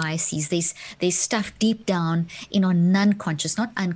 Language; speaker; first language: English; native; English